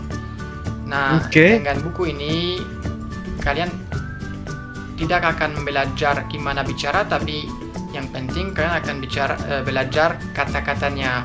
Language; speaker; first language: Indonesian; non-native, fluent; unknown